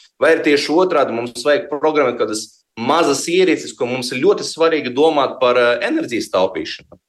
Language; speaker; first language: Latvian; non-native, local second language; Russian